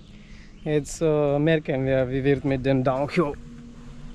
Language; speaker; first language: German; non-native, fluent; Polish